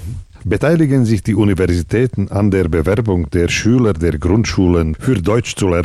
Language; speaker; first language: German; non-native, fluent; Slovak